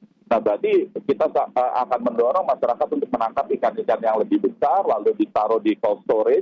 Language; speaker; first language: Indonesian; native; Indonesian